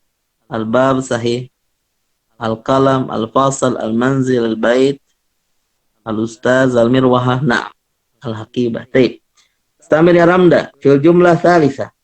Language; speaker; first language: Arabic; non-native, fluent; Indonesian